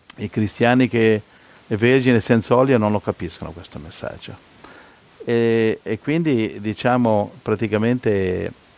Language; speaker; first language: Italian; native; Italian